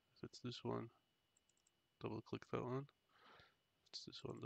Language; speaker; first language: English; native; English